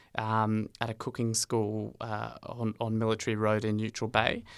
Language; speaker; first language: English; native; English